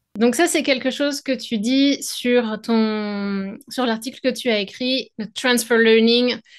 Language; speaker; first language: French; native; French